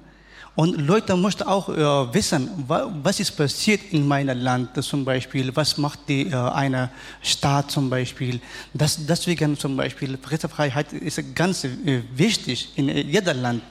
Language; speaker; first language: German; non-native, learner; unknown